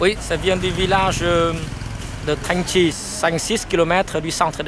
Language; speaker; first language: French; non-native, fluent; Vietnamese